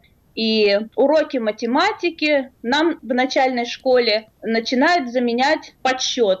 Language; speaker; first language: Russian; native; Russian